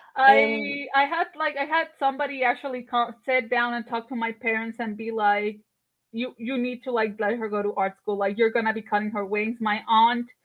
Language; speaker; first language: English; non-native, fluent; Spanish